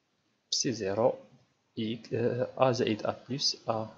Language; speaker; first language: Arabic; native; Arabic